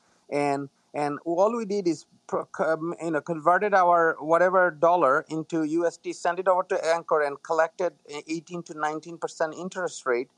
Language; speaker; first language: English; non-native, local second language; Bangla